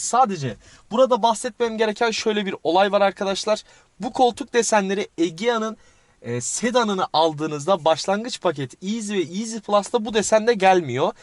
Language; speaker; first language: Turkish; native; Turkish